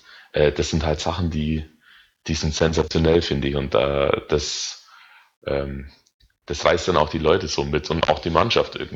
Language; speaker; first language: German; native; German